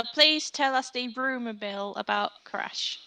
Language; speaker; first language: English; native; English